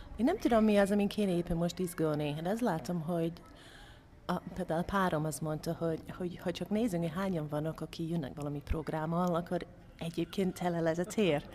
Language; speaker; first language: Hungarian; non-native, fluent; English